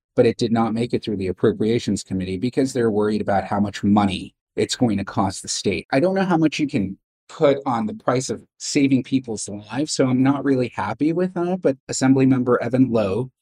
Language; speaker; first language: English; native; English